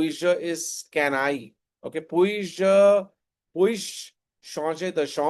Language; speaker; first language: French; non-native, fluent; Hindi